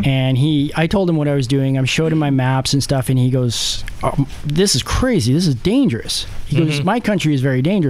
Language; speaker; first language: English; native; English